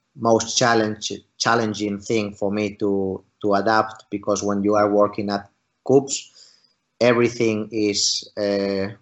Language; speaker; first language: English; non-native, fluent; Spanish